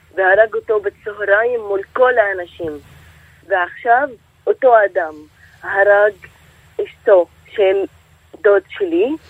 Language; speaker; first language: Hebrew; non-native, local second language; Arabic